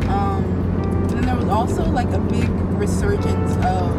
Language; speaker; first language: English; native; English